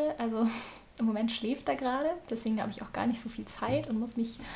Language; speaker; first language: German; native; German